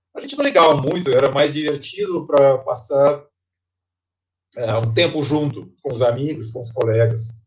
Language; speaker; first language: Portuguese; non-native, fluent; Russian